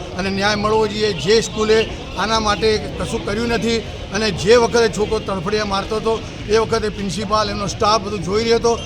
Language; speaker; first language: Gujarati; non-native, local second language; Sindhi